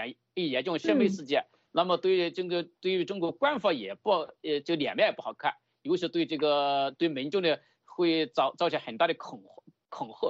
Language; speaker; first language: Chinese; native; Chinese